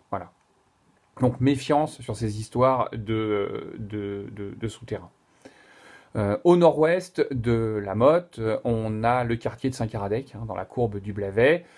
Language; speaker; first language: French; native; French